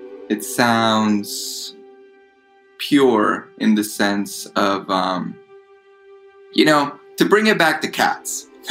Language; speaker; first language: English; early bilingual, other home language; Spanish